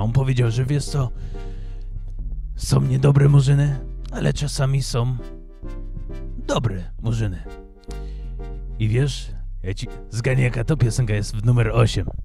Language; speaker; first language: Polish; early bilingual, heritage; English